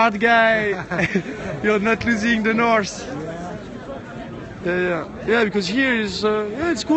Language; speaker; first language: English; non-native, learner; French